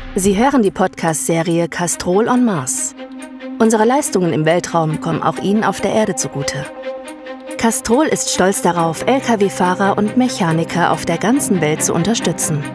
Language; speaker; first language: German; native; German